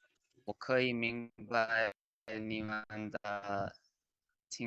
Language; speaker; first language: Chinese; non-native, fluent; Urdu